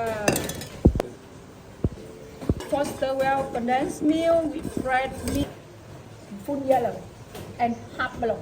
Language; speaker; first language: English; non-native, learner; Vietnamese